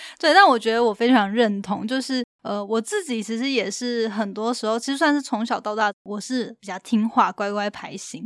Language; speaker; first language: Chinese; native; Chinese